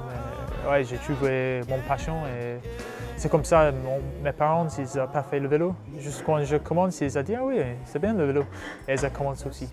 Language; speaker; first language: French; non-native, learner; English